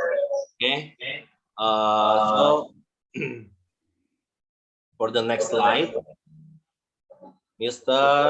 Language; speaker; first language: English; non-native, learner; Indonesian